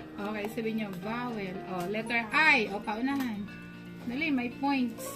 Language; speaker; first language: Filipino; native; Filipino